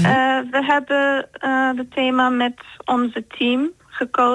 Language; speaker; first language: Dutch; non-native, fluent; Turkish